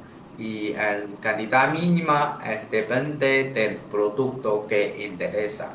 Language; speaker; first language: Spanish; non-native, learner; Chinese